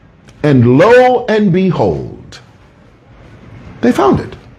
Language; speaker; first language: English; non-native, local second language; Bemba